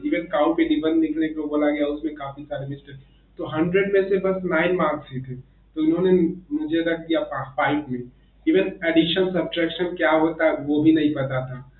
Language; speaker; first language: Hindi; native; Hindi